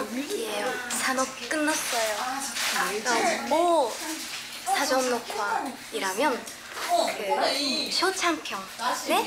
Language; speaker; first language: Korean; non-native, fluent; Japanese